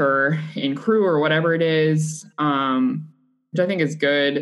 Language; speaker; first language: English; native; English